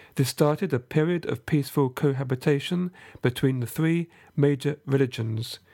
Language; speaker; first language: English; native; English